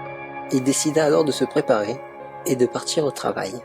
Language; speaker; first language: French; native; French